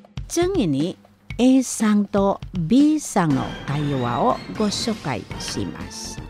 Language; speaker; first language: Japanese; non-native, fluent; Indonesian